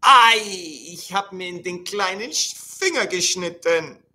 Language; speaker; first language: German; non-native, fluent; Italian